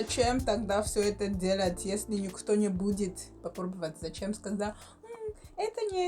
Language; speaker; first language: Russian; non-native, learner; English